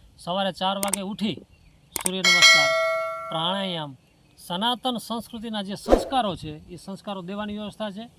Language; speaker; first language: Gujarati; non-native, local second language; Kachhi